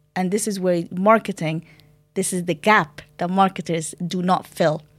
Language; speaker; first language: English; non-native, fluent; Arabic